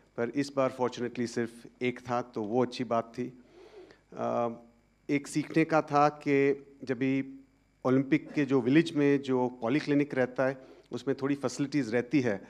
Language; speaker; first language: Hindi; native; Hindi